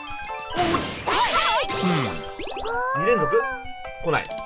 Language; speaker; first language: Japanese; native; Japanese